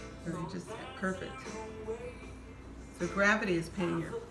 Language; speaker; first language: English; native; English